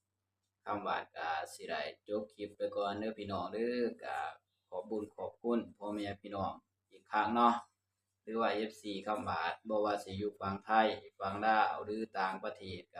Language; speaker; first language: Thai; non-native, local second language; Lao